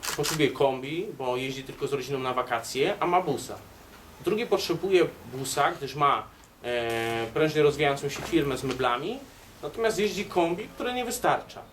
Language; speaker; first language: Polish; native; Polish